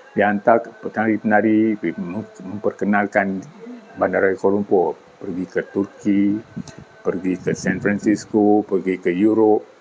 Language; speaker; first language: Malay; native; Malay